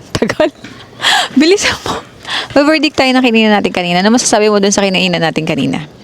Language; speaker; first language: Filipino; non-native, local second language; Waray